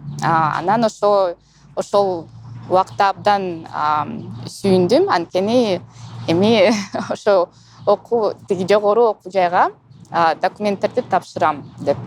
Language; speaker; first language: Kyrgyz; non-native, local second language; Russian